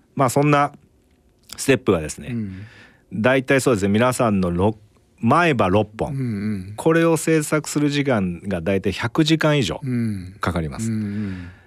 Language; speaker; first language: Japanese; native; Japanese